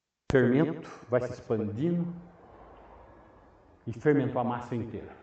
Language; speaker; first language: Portuguese; native; Portuguese